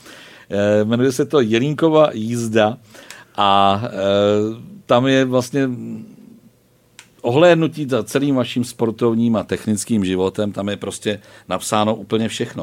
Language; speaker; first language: Czech; native; Czech